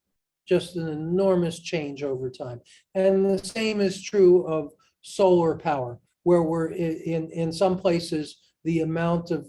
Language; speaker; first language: English; native; English